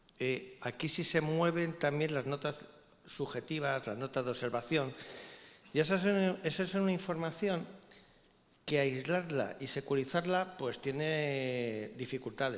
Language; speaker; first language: Spanish; native; Spanish